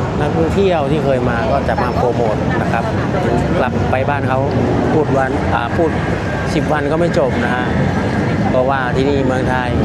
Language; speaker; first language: Thai; native; Thai